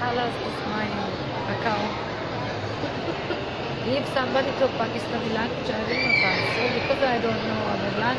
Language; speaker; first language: English; non-native, learner; Turkish